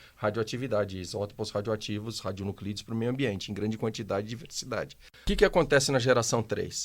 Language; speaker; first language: Portuguese; native; Portuguese